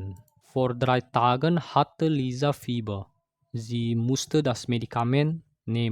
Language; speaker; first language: German; non-native, fluent; Indonesian